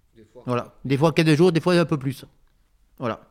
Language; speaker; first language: French; native; French